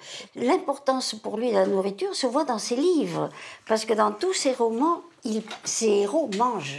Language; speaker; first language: French; native; French